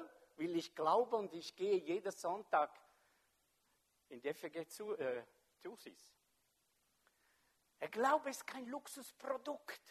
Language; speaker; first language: German; non-native, fluent; French